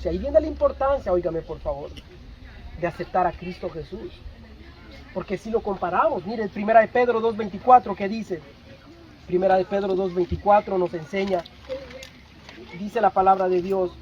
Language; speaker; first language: Spanish; native; Spanish